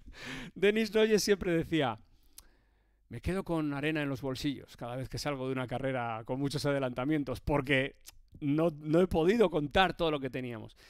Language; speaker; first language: Spanish; native; Spanish